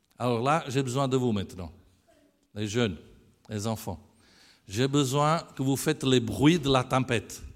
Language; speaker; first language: French; non-native, fluent; Italian